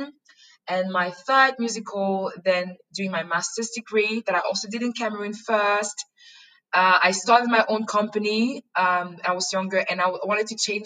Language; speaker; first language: English; non-native, local second language; French